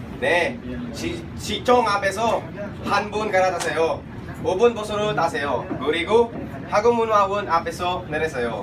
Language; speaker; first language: Korean; non-native, learner; Filipino